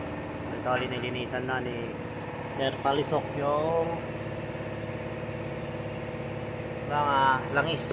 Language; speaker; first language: Filipino; native; Filipino